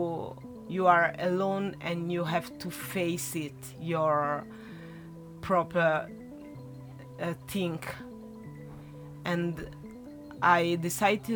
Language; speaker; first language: English; non-native, learner; Italian